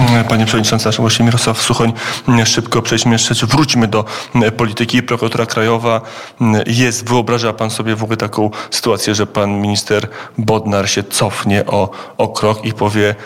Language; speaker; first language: Polish; native; Polish